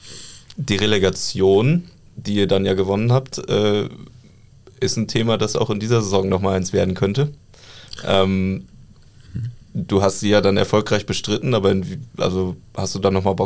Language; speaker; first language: German; native; German